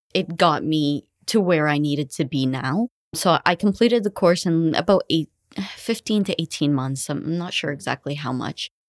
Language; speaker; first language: English; early bilingual, other home language; Arabic